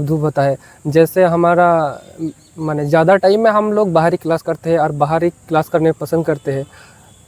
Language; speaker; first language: Hindi; non-native, local second language; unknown